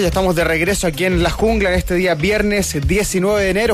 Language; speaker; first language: Spanish; native; Spanish